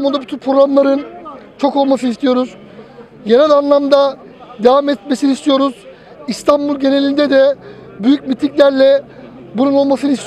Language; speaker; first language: Turkish; native; Turkish